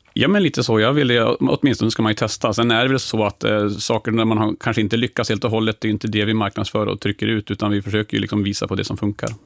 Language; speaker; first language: Swedish; native; Swedish